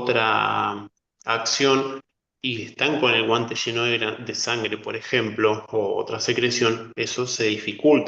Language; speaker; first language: Spanish; native; Spanish